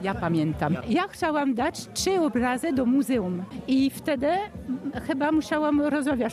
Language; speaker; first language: Polish; early bilingual, heritage; French